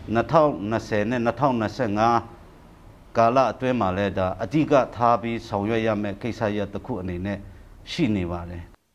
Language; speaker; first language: Burmese; non-native, local second language; Lahu